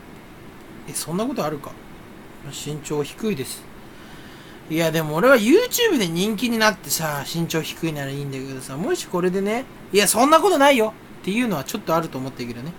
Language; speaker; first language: Japanese; native; Japanese